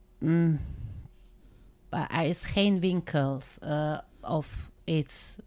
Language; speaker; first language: Dutch; non-native, learner; Turkish